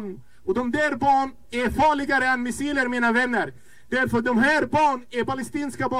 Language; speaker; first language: Swedish; non-native, fluent; Arabic